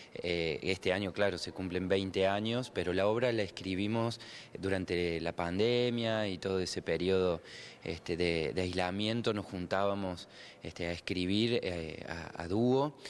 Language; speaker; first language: Spanish; native; Spanish